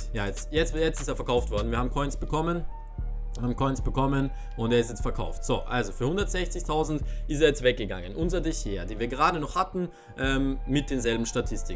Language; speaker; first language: German; native; German